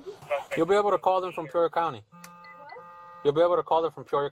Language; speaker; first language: English; native; English